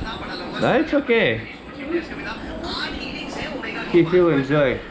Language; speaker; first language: English; non-native, learner; Russian